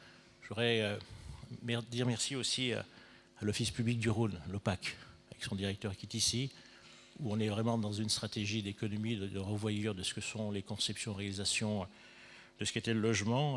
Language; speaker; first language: French; native; French